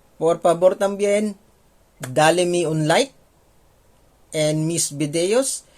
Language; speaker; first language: Spanish; non-native, learner; Filipino